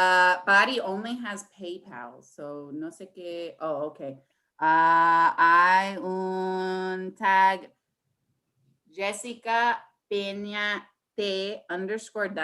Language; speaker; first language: Spanish; early bilingual, heritage; English